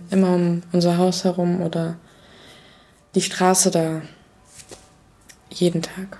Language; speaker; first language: German; early bilingual, other home language; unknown